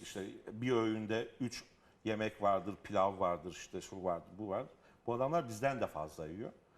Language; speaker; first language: Turkish; non-native, fluent; Italian